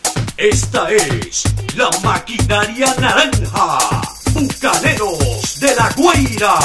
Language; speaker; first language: Spanish; native; Spanish